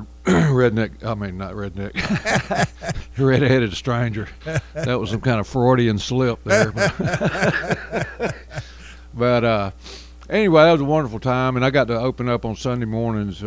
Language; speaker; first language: English; native; English